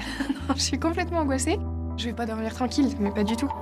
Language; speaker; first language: French; native; French